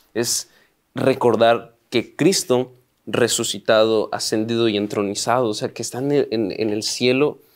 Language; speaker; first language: Spanish; native; Spanish